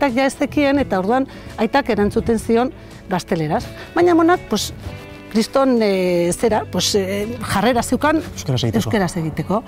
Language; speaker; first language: Basque; non-native, local second language; Spanish